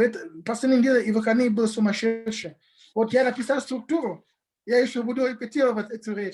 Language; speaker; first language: Russian; non-native, fluent; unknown